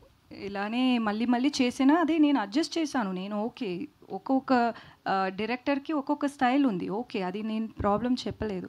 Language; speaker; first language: Telugu; non-native, learner; Tamil